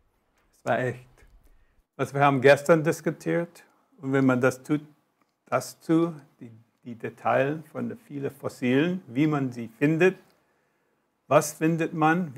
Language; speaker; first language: German; non-native, fluent; English